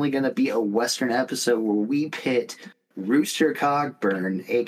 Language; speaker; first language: English; native; English